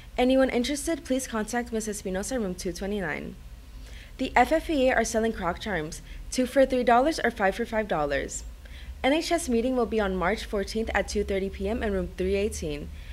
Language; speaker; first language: English; native; English